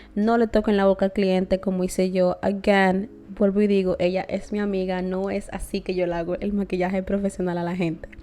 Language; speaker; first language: Spanish; early bilingual, other home language; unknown